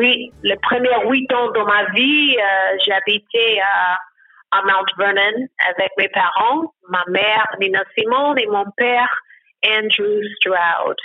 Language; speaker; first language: French; non-native, learner; English